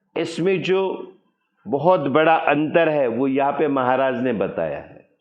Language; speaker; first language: Hindi; non-native, local second language; Marathi